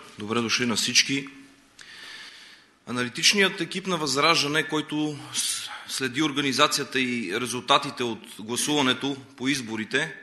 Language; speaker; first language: Bulgarian; native; Bulgarian